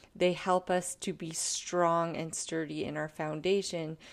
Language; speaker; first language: English; native; English